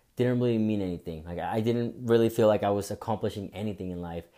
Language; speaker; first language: English; early bilingual, other home language; Spanish